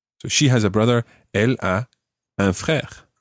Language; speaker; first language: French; non-native, fluent; English